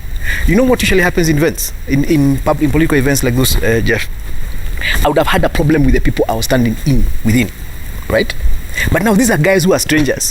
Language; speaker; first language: English; non-native, local second language; Kikuyu